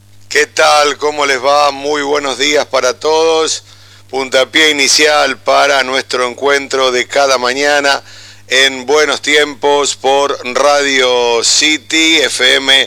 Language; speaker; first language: Spanish; native; Spanish